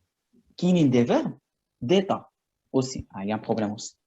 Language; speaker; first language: French; non-native, fluent; Arabic